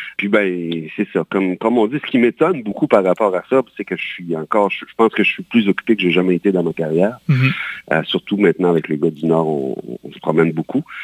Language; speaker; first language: French; native; French